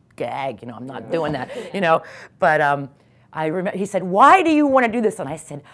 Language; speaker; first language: English; native; English